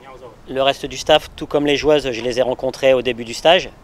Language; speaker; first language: French; native; French